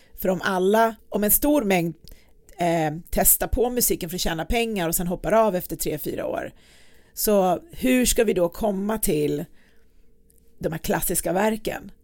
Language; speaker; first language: Swedish; early bilingual, other home language; Persian